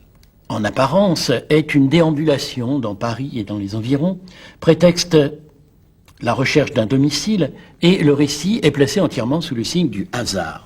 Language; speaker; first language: French; native; French